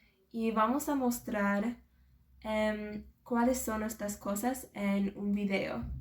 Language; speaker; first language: Spanish; non-native, fluent; English